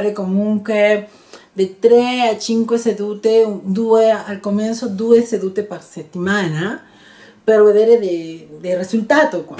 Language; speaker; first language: Italian; non-native, learner; Spanish